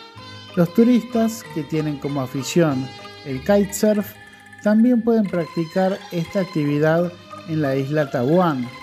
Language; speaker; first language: Spanish; non-native, fluent; Indonesian